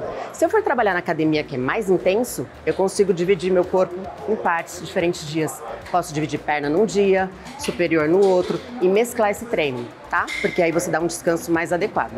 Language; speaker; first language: Portuguese; native; Portuguese